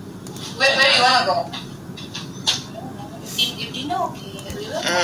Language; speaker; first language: English; non-native, learner; Indonesian